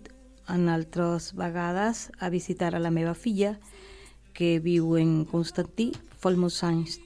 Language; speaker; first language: Catalan; non-native, learner; Spanish